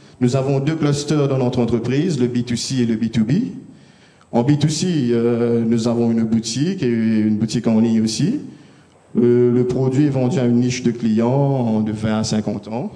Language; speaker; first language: French; native; French